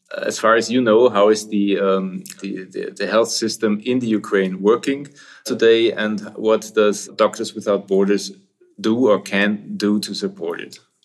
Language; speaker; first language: English; non-native, fluent; German